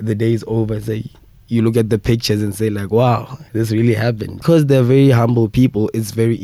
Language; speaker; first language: English; non-native, local second language; Southern Sotho